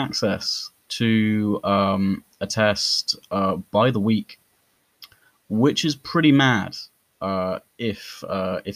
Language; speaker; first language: English; native; English